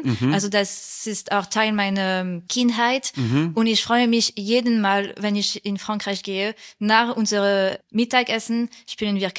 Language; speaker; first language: German; non-native, fluent; French